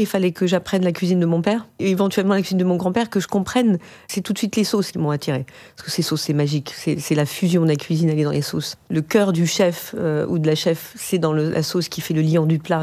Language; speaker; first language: French; native; French